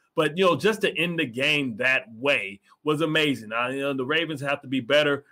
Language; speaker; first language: English; native; English